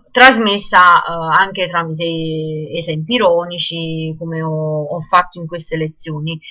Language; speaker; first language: Italian; non-native, local second language; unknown